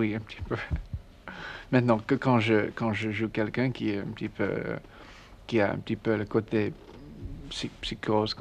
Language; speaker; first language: French; non-native, learner; English